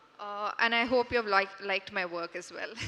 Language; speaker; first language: Telugu; non-native, fluent; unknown